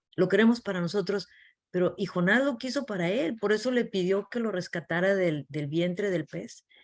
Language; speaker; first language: Spanish; early bilingual, heritage; English